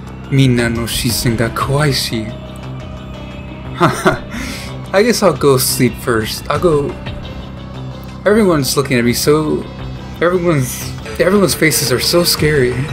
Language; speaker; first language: English; native; English